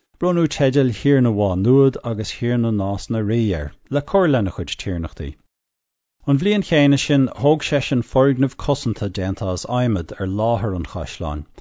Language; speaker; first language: Irish; non-native, local second language; English